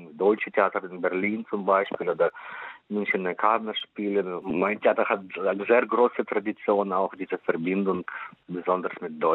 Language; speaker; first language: German; non-native, fluent; Ukrainian